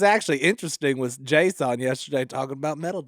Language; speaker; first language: English; native; English